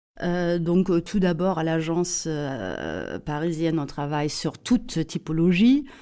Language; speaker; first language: French; non-native, fluent; German